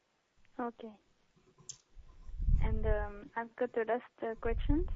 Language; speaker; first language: English; non-native, learner; French